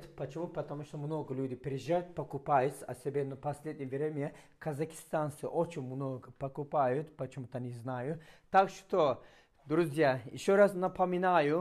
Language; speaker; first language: Russian; non-native, fluent; Turkish